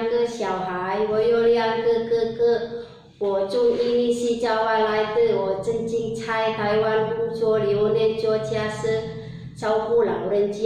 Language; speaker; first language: Chinese; non-native, learner; Indonesian